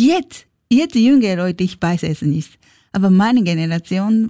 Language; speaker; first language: German; non-native, learner; Japanese